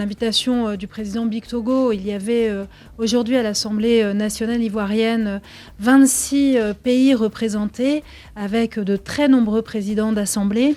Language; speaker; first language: French; native; French